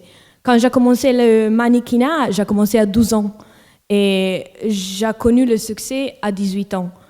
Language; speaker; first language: French; non-native, local second language; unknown